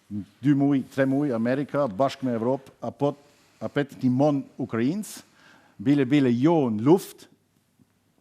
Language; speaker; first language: Albanian; non-native, learner; German